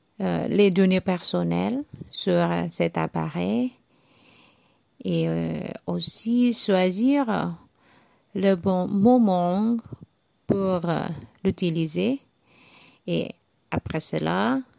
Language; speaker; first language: French; non-native, learner; Javanese